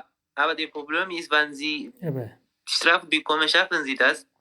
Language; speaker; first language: German; non-native, learner; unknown